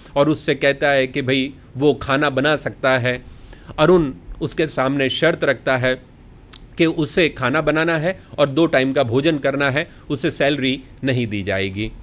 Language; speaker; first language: Hindi; non-native, local second language; Gujarati